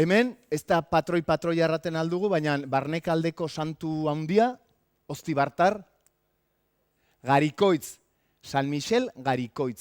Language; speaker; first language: Basque; native; Basque